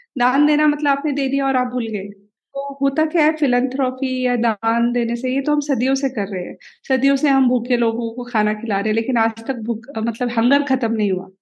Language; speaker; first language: Hindi; native; Hindi